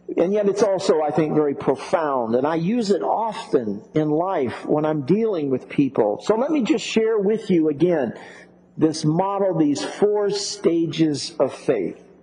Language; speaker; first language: English; native; English